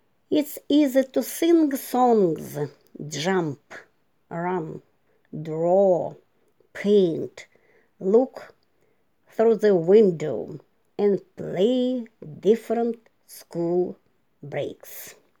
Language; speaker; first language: English; non-native, fluent; Ukrainian